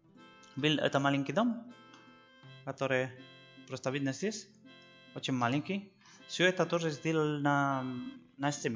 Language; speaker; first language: Russian; non-native, learner; Spanish